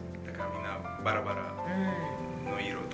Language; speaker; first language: Japanese; non-native, learner; Spanish